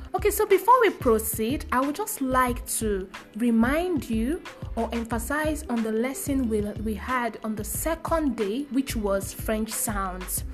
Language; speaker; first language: English; non-native, local second language; Yoruba